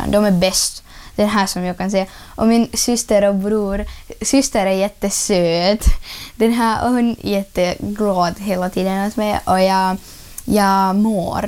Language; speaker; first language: Swedish; non-native, learner; Russian